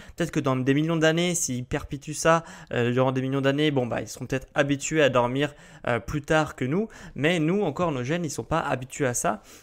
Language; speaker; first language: French; native; French